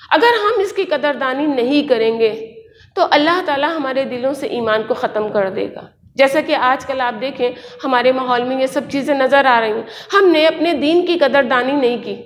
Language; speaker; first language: Urdu; native; Urdu